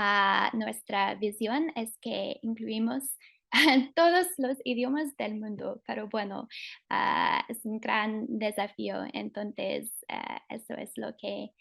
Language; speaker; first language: Spanish; non-native, fluent; English